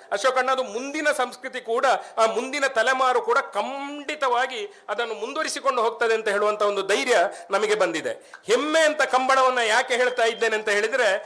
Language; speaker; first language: Kannada; non-native, local second language; Tulu